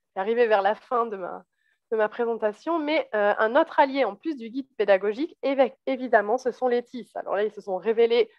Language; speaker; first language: French; native; French